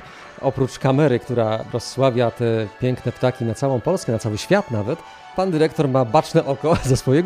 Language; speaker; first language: Polish; native; Polish